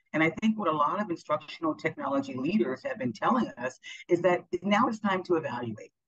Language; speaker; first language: English; native; English